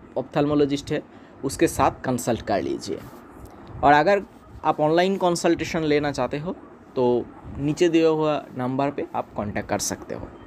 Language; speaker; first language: Hindi; non-native, local second language; Bangla